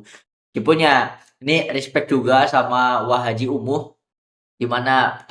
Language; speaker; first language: Indonesian; native; Indonesian